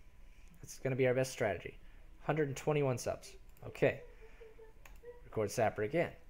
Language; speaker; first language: English; native; English